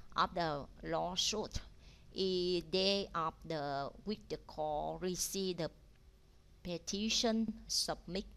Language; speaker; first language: English; non-native, learner; Vietnamese